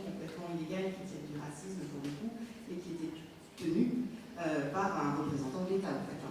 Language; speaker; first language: French; native; French